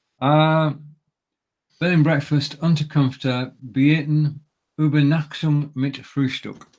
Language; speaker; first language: German; non-native, learner; English